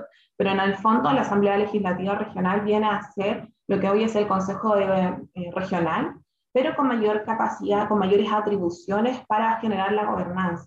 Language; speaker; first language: Spanish; native; Spanish